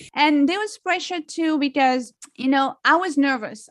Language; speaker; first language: English; non-native, fluent; French